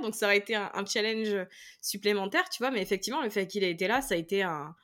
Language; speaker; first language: French; native; French